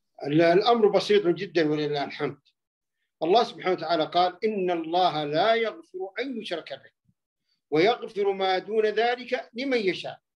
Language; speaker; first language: Arabic; native; Arabic